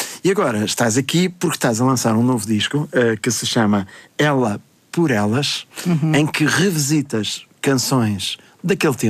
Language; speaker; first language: Portuguese; native; Portuguese